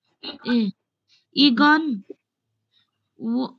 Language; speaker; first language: Korean; non-native, learner; Nepali